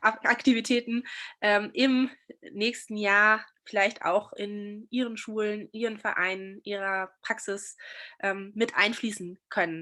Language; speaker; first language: German; native; German